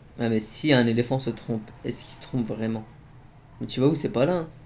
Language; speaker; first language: French; native; French